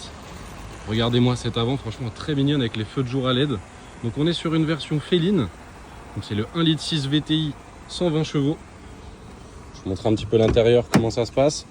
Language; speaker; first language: French; native; French